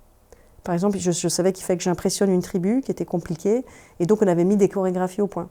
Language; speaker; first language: French; native; French